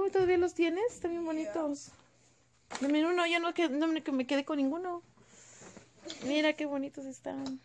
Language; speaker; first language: Spanish; native; Spanish